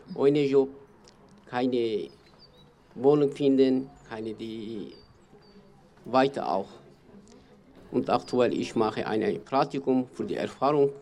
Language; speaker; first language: German; non-native, learner; Kurdish